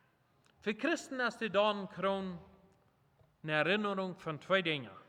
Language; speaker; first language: German; non-native, local second language; Plautdietsch